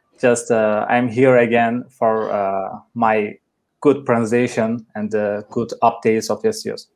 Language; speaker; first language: English; non-native, learner; Turkish